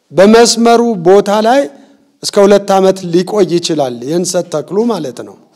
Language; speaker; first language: Amharic; non-native, local second language; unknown